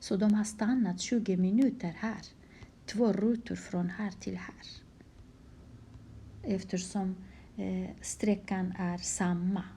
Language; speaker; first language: Swedish; non-native, fluent; Kurdish